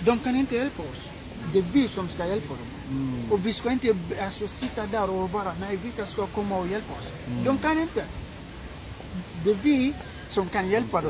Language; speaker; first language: Swedish; early bilingual, other home language; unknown